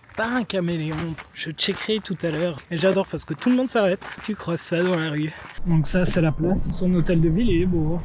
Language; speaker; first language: French; native; French